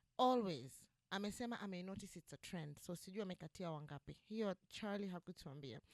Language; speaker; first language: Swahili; native; Swahili